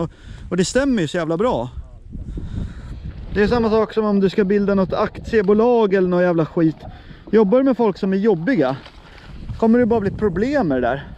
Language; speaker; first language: Swedish; native; Swedish